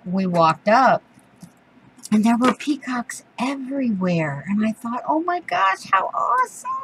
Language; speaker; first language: English; native; English